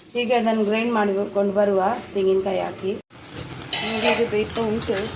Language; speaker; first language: Kannada; non-native, local second language; Tulu